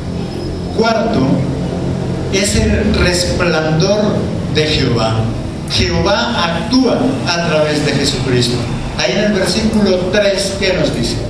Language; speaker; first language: Spanish; native; Spanish